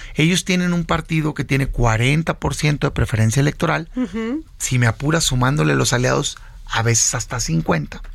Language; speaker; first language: Spanish; native; Spanish